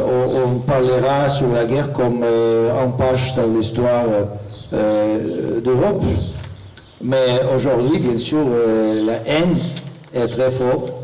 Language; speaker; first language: French; non-native, fluent; Russian